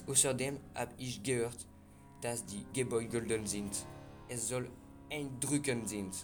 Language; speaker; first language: German; non-native, learner; French